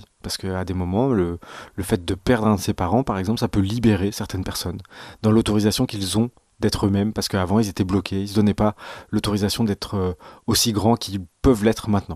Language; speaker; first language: French; native; French